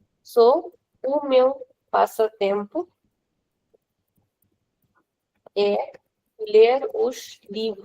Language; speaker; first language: Portuguese; non-native, fluent; Hindi